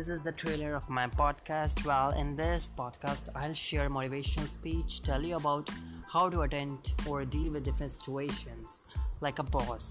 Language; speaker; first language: English; non-native, local second language; Hindi